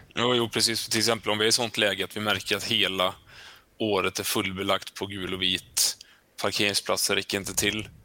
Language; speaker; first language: Swedish; native; Swedish